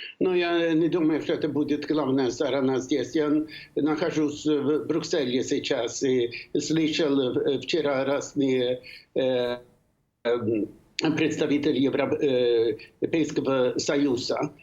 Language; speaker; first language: Russian; non-native, fluent; Swedish